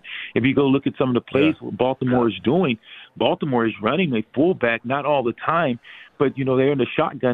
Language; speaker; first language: English; native; English